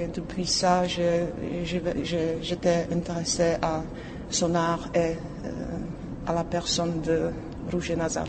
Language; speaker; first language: French; non-native, fluent; Czech